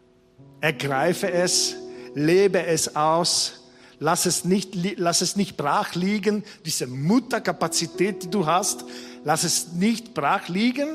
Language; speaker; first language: German; non-native, fluent; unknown